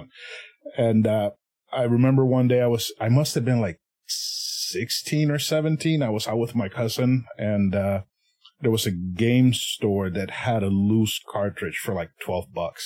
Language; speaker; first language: English; non-native, fluent; Spanish